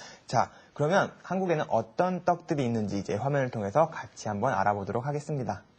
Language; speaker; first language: Korean; native; Korean